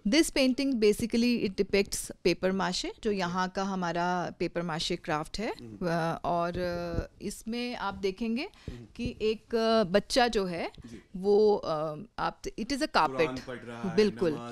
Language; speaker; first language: Hindi; native; Hindi